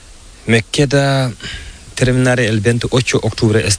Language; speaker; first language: Spanish; non-native, learner; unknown